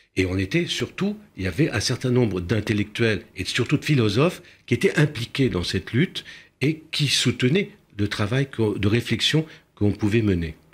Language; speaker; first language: French; early bilingual, other home language; Romanian